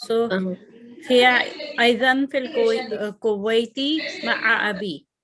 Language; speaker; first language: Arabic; non-native, fluent; Urdu